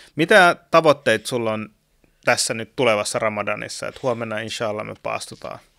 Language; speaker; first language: Finnish; early bilingual, other home language; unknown